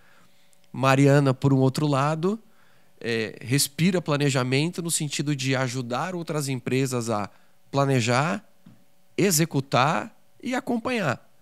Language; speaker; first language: Portuguese; native; Portuguese